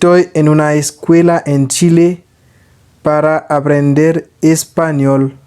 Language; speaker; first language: Spanish; non-native, learner; Haitian Creole